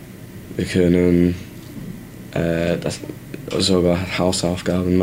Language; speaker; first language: German; non-native, learner; English